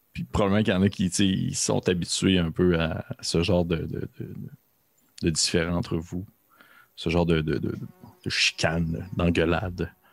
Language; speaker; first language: French; native; French